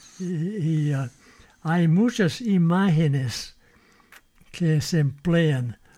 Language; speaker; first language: Spanish; non-native, fluent; English